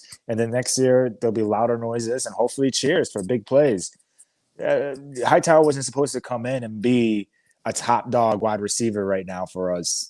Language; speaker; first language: English; native; English